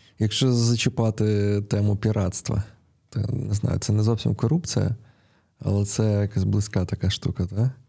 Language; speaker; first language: Ukrainian; non-native, local second language; Russian